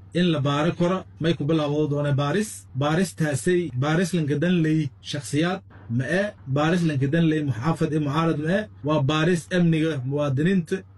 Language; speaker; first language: Somali; non-native, local second language; Maay